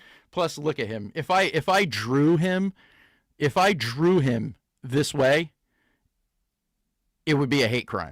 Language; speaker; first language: English; native; English